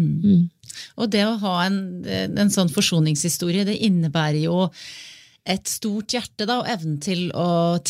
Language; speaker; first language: Norwegian; native; Norwegian